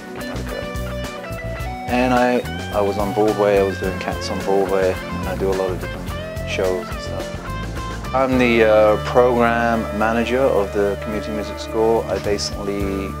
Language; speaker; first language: English; native; English